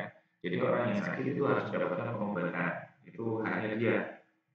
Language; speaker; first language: Indonesian; native; Indonesian